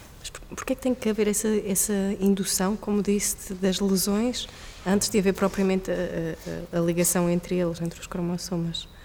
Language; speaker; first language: Portuguese; native; Portuguese